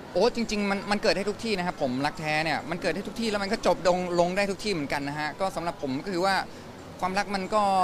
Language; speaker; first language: Thai; native; Thai